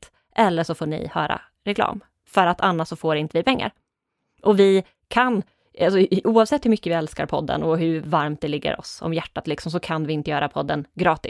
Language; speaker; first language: Swedish; native; Swedish